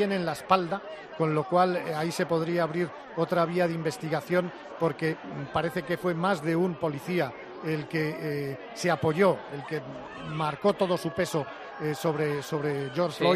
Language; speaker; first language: Spanish; native; Spanish